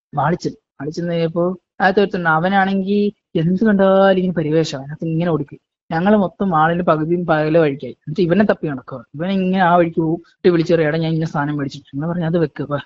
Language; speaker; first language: Malayalam; native; Malayalam